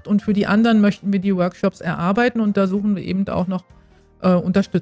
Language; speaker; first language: German; native; German